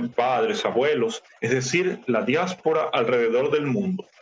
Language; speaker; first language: Spanish; native; Spanish